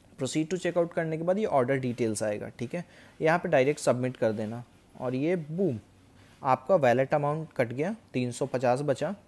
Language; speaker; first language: Hindi; native; Hindi